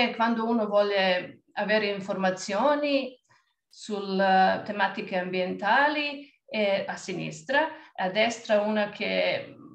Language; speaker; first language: Italian; non-native, fluent; Serbian